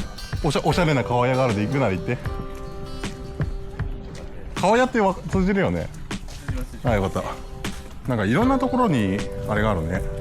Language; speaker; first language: Japanese; native; Japanese